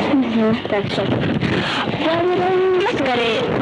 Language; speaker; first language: Russian; native; Russian